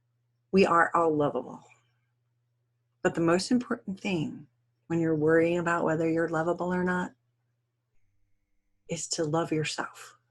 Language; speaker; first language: English; native; English